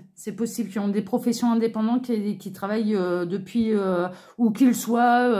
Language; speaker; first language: French; native; French